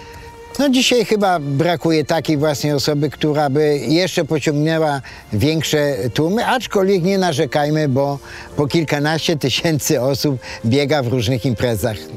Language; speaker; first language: Polish; native; Polish